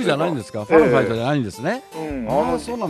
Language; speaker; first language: Japanese; native; Japanese